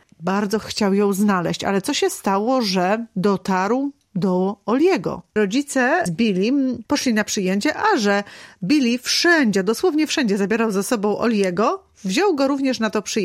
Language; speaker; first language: Polish; native; Polish